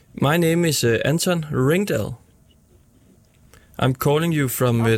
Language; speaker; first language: English; non-native, learner; Danish